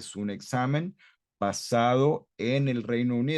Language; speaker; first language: Spanish; non-native, fluent; English